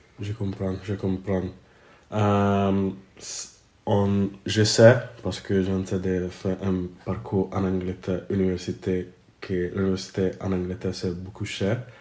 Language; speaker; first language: French; non-native, fluent; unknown